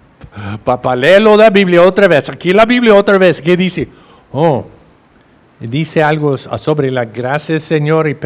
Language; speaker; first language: Spanish; non-native, fluent; English